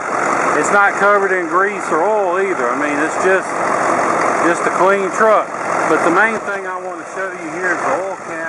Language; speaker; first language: English; native; English